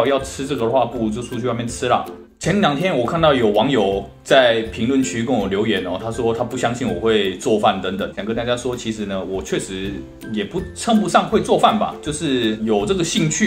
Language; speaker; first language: Chinese; native; Chinese